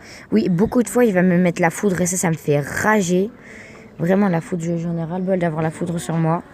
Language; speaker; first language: French; native; French